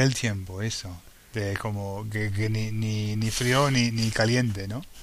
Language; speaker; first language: Spanish; non-native, fluent; English